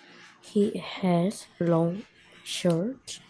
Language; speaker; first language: English; non-native, learner; Korean